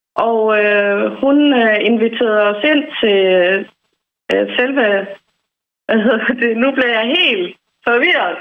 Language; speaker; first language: Danish; native; Danish